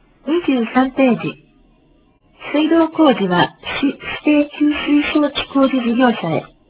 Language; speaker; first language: Japanese; native; Japanese